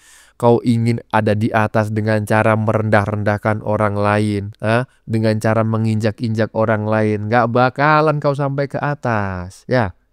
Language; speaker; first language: Indonesian; native; Indonesian